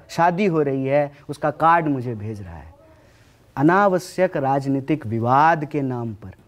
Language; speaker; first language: Hindi; native; Hindi